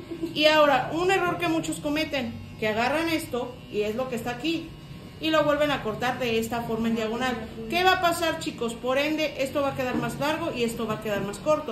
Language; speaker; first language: Spanish; native; Spanish